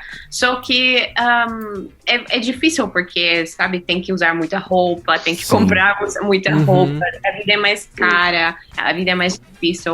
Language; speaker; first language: Portuguese; non-native, fluent; Russian